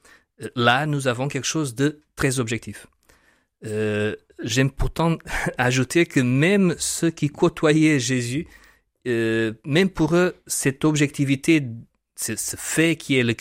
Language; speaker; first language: French; non-native, fluent; Portuguese